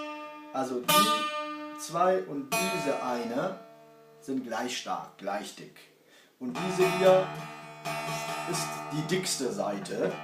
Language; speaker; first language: German; early bilingual, other home language; Kurdish